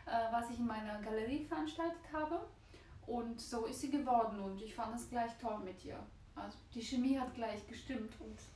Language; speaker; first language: German; non-native, fluent; Bulgarian